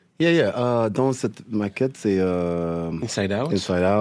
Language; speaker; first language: French; non-native, learner; English